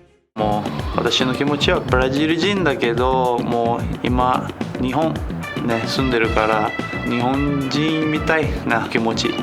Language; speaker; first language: Japanese; non-native, learner; Portuguese